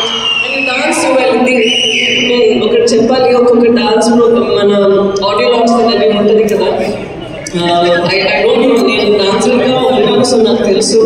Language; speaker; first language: Telugu; non-native, local second language; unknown